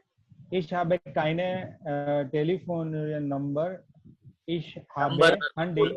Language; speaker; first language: German; non-native, learner; Gujarati